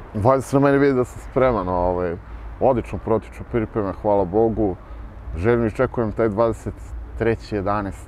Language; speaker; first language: Serbian; native; Serbian